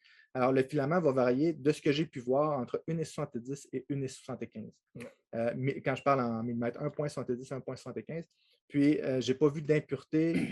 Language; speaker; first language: French; native; French